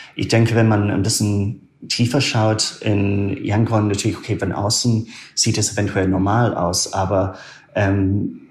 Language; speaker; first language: German; non-native, fluent; English